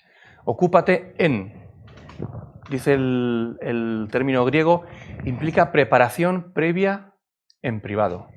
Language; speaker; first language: Spanish; native; Spanish